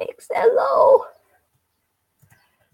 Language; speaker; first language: English; non-native, fluent; Korean